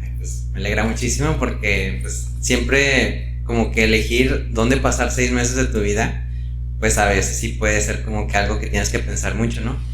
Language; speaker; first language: Spanish; native; Spanish